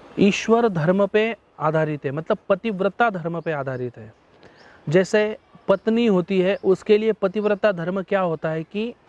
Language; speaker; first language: Hindi; non-native, local second language; Marathi